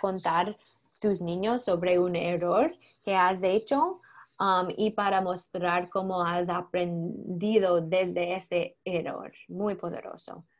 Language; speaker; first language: Spanish; non-native, learner; English